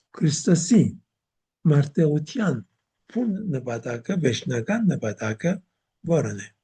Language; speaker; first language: Armenian; native; Armenian